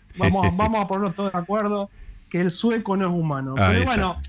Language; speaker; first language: Spanish; native; Spanish